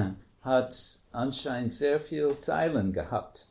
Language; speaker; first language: German; non-native, fluent; English